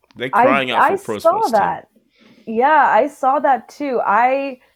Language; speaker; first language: English; native; English